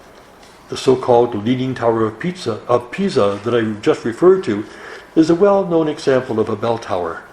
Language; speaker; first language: English; native; English